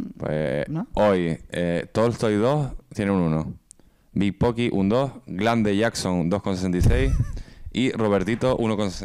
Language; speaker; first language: Spanish; native; Spanish